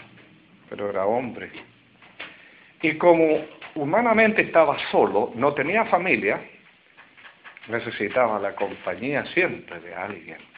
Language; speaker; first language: Spanish; native; Spanish